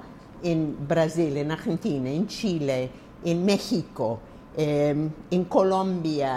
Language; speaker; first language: Spanish; non-native, fluent; English